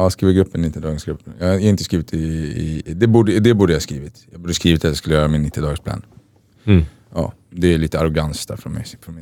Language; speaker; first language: Swedish; native; Swedish